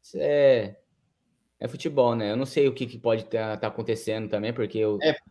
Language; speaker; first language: Portuguese; native; Portuguese